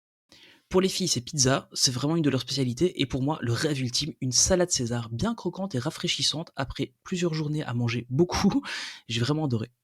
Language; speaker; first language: French; native; French